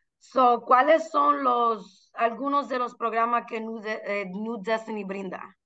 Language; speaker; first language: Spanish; early bilingual, heritage; Spanish